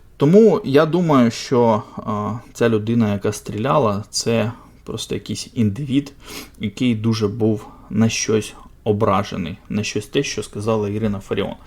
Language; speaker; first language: Ukrainian; non-native, local second language; Russian